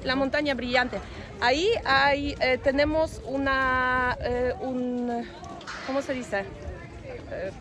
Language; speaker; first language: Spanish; non-native, fluent; Polish